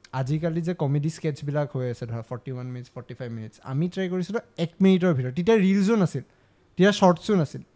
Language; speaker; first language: Assamese; native; Assamese